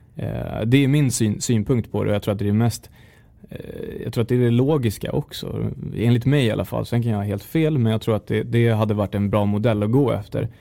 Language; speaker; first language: Swedish; native; Swedish